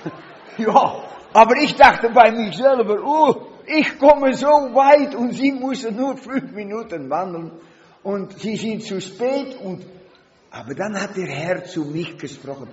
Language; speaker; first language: German; non-native, learner; Dutch